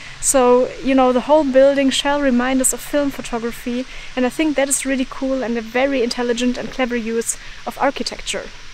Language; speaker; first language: English; non-native, fluent; German